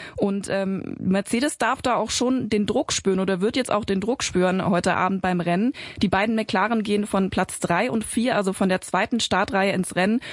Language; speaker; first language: German; native; German